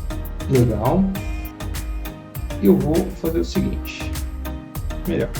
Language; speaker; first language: Portuguese; native; Portuguese